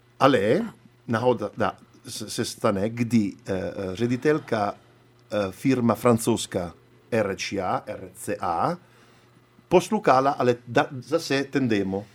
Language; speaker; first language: Czech; non-native, learner; Italian